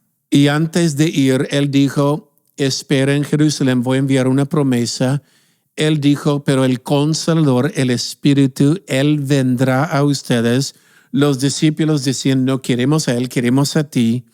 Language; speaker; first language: Spanish; non-native, fluent; English